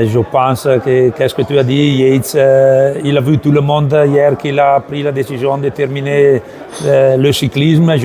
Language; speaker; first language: French; non-native, learner; Italian